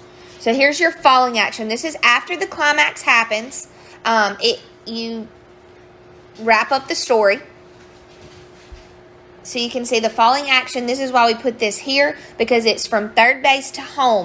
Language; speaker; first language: English; native; English